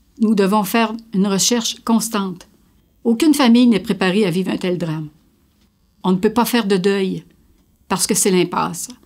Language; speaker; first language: French; native; French